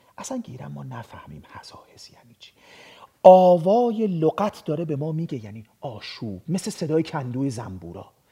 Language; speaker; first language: Persian; native; Persian